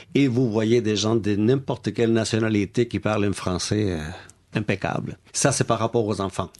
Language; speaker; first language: French; non-native, fluent; Spanish